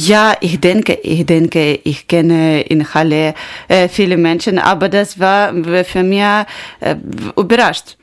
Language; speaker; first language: German; non-native, learner; Ukrainian